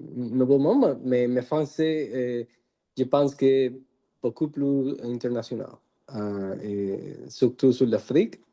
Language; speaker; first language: French; non-native, learner; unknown